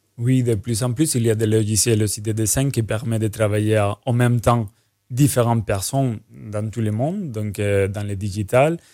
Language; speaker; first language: French; non-native, fluent; Spanish